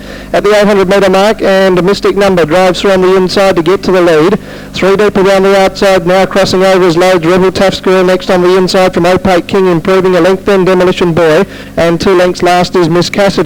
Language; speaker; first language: English; native; English